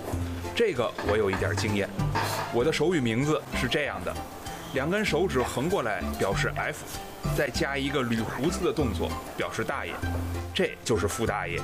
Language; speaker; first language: Chinese; native; Chinese